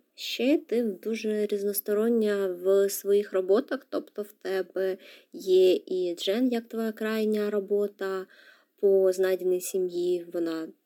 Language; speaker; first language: Ukrainian; native; Ukrainian